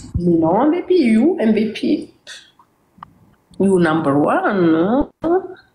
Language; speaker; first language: English; non-native, learner; Arabic